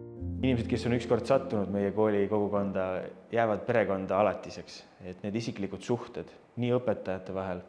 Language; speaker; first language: Estonian; native; Estonian